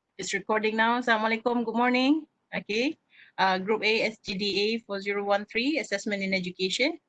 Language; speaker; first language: English; non-native, local second language; Malay